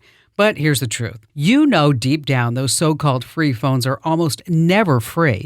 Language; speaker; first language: English; native; English